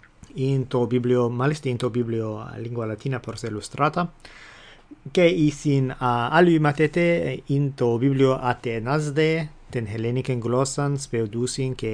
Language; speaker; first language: Greek; non-native, fluent; English